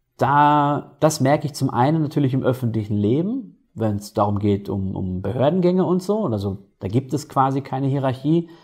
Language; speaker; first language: German; native; German